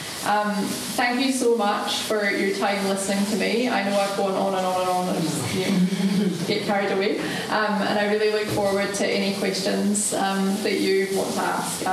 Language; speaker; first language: English; native; English